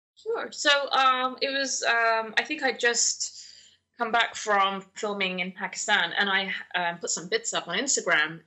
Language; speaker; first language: English; native; English